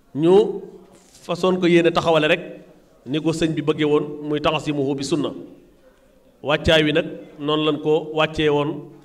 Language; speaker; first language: Wolof; native; Wolof